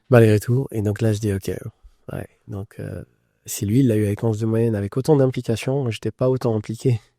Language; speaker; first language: French; non-native, local second language; Arabic